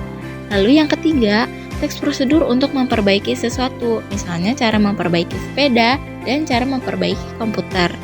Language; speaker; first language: Indonesian; native; Indonesian